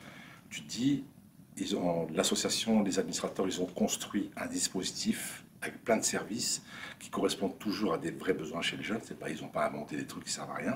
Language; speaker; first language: French; native; French